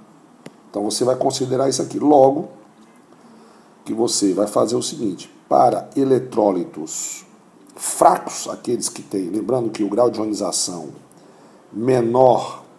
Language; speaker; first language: Portuguese; native; Portuguese